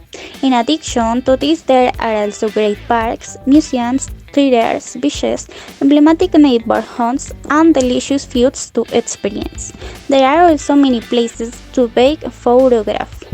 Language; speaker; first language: English; non-native, learner; Spanish